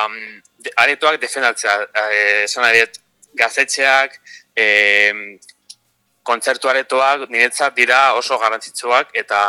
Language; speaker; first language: Basque; non-native, local second language; Spanish